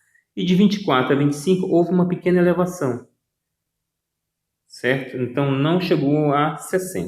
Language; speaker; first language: Portuguese; native; Portuguese